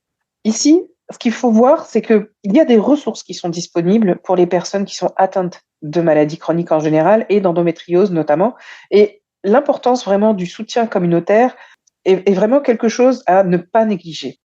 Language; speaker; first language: French; native; French